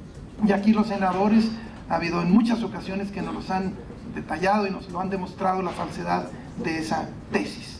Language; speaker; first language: Spanish; native; Spanish